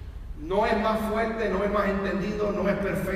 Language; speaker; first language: Spanish; native; Spanish